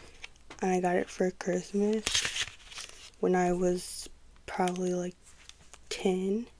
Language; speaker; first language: English; native; English